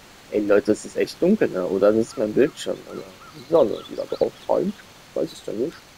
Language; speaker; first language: German; native; German